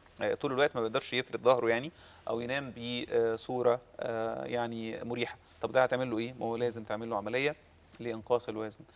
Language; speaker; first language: Arabic; native; Arabic